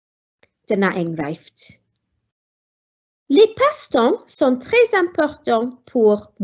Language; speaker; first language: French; non-native, fluent; Welsh